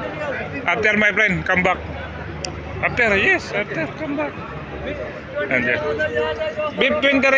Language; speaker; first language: English; non-native, learner; Filipino